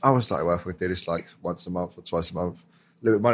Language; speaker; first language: English; native; English